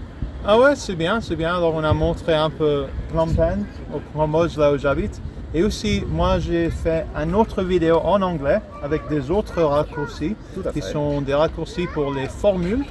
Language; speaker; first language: French; non-native, fluent; English